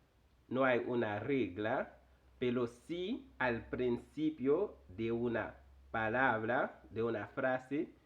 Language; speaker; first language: Spanish; non-native, fluent; Haitian Creole